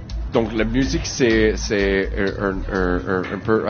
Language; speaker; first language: French; non-native, learner; English